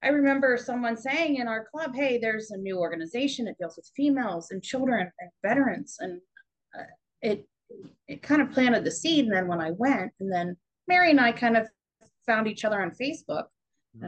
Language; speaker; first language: English; native; English